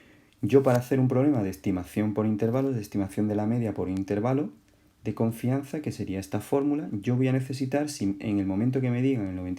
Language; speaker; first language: Spanish; native; Spanish